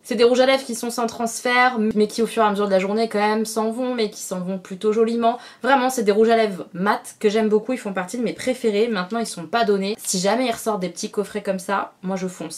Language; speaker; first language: French; native; French